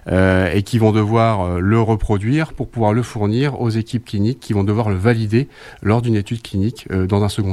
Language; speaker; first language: French; native; French